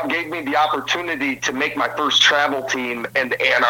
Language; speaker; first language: English; native; English